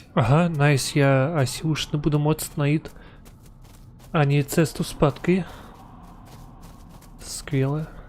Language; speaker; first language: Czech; non-native, learner; Ukrainian